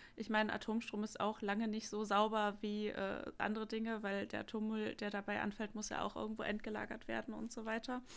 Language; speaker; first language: German; native; German